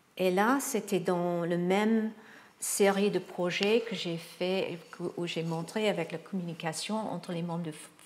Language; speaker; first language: French; non-native, fluent; English